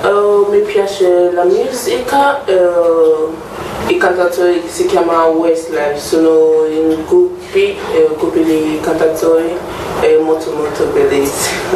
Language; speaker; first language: Italian; non-native, learner; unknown